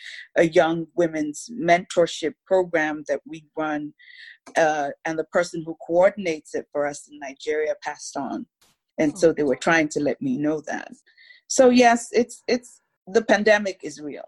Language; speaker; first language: English; non-native, local second language; Yoruba